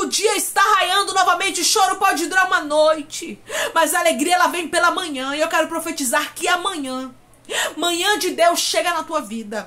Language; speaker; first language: Portuguese; native; Portuguese